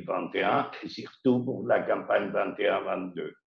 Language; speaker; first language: French; non-native, learner; Spanish